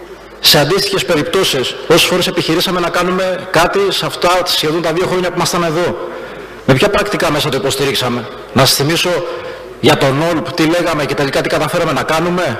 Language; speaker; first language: Greek; native; Greek